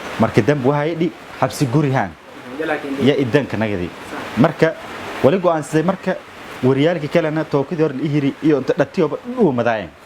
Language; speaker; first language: Somali; non-native, local second language; Maay